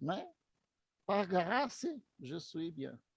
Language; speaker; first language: French; non-native, learner; Portuguese